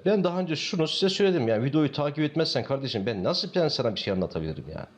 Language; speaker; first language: Turkish; native; Turkish